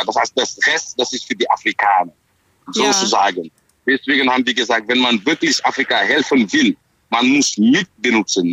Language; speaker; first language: German; non-native, fluent; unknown